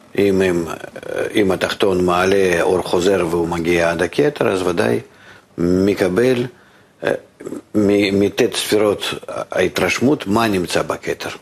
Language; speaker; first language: Hebrew; non-native, fluent; Russian